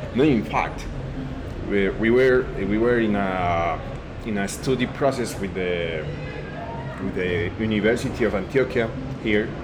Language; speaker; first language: English; non-native, learner; Spanish